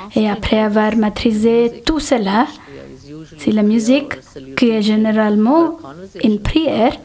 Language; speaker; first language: French; non-native, fluent; Telugu